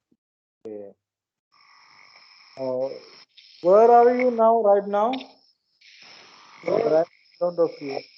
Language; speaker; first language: English; non-native, learner; Malayalam